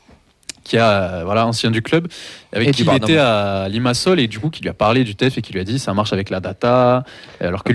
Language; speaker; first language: French; native; French